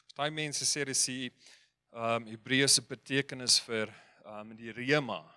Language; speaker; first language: Afrikaans; non-native, fluent; Dutch